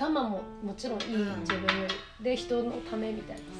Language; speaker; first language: Japanese; native; Japanese